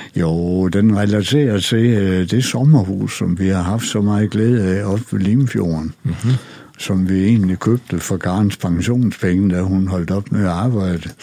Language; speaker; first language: Danish; native; Danish